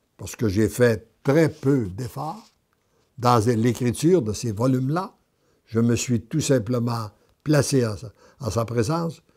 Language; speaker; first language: French; native; French